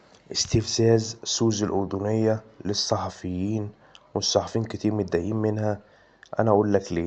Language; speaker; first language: Arabic; native; Arabic